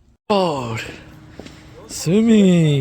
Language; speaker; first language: English; non-native, learner; Tibetan